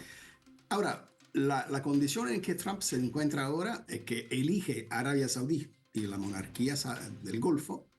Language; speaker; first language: Spanish; non-native, fluent; Italian